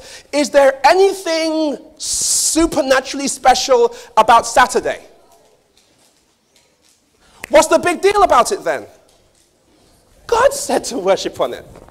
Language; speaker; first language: English; native; English